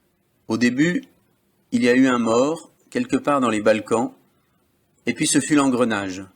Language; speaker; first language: French; native; French